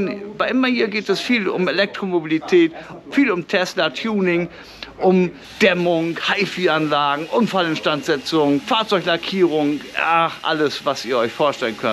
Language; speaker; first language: German; native; German